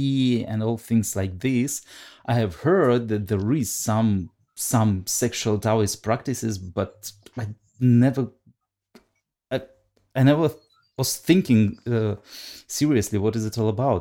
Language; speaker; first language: English; non-native, fluent; Russian